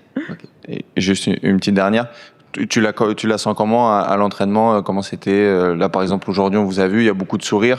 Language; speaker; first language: French; native; French